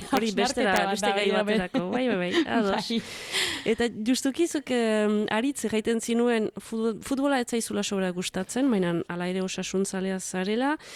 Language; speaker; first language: Basque; native; Basque